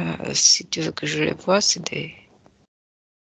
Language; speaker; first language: French; non-native, fluent; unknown